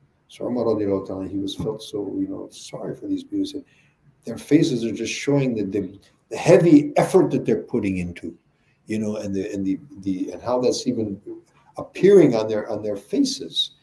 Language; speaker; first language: English; native; English